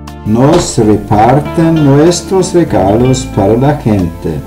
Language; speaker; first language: Spanish; non-native, learner; German